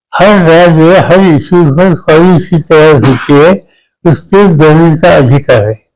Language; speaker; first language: Hindi; non-native, local second language; Marathi